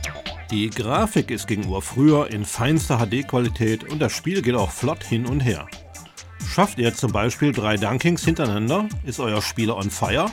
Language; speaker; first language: German; native; German